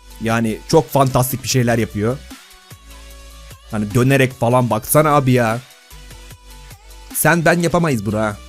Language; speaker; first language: Turkish; native; Turkish